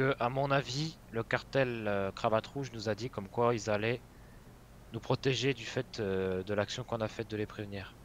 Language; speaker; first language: French; native; French